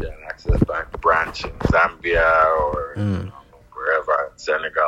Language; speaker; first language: English; non-native, local second language; Yoruba